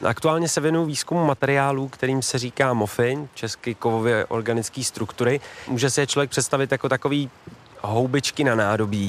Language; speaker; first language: Czech; native; Czech